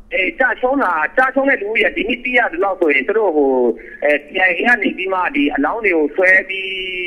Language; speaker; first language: Burmese; non-native, local second language; Kachin